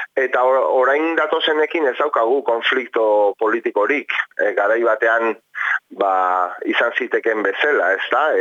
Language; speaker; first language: Basque; non-native, local second language; Spanish